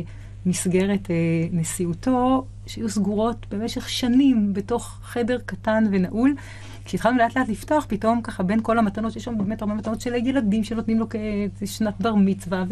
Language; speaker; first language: Hebrew; native; Hebrew